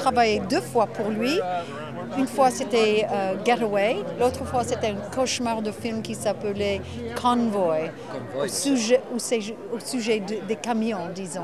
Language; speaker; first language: French; non-native, fluent; English